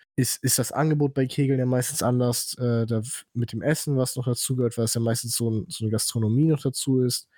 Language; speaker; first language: German; non-native, fluent; Polish